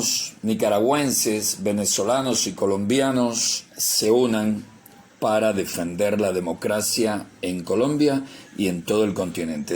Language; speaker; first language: Spanish; native; Spanish